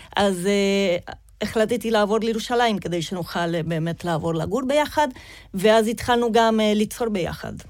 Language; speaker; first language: Hebrew; non-native, fluent; Spanish